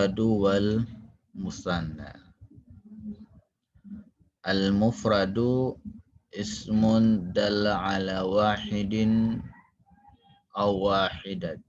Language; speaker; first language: Arabic; non-native, fluent; Indonesian